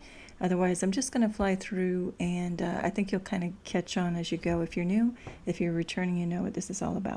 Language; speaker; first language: English; native; English